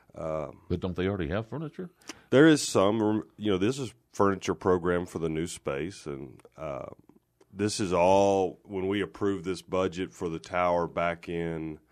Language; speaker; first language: English; native; English